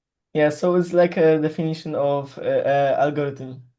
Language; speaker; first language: English; non-native, learner; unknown